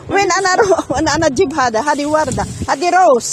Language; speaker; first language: Arabic; non-native, learner; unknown